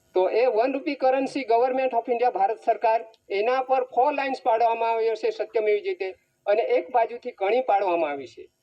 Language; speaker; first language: Gujarati; non-native, local second language; Bhili